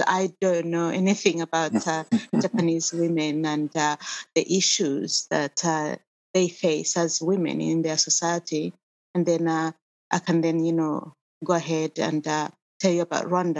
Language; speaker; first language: English; non-native, local second language; Kinyarwanda